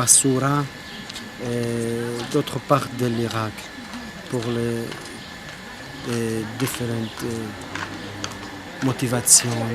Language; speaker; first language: French; non-native, learner; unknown